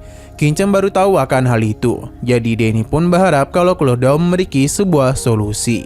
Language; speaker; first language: Indonesian; native; Indonesian